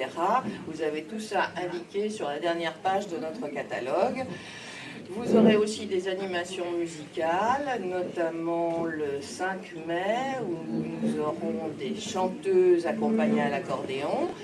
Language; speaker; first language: French; native; French